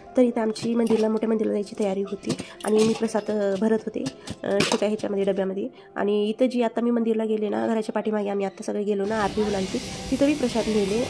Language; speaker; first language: Marathi; early bilingual, heritage; Marathi